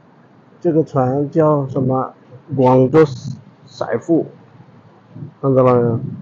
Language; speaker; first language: Chinese; non-native, fluent; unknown